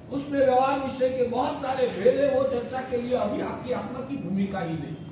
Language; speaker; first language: Hindi; non-native, local second language; Gujarati